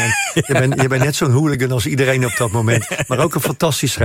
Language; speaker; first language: Dutch; native; Dutch